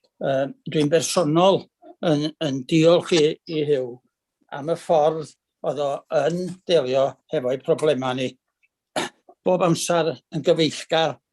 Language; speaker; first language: Welsh; native; Welsh